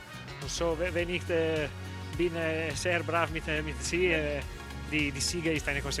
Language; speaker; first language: German; non-native, learner; Italian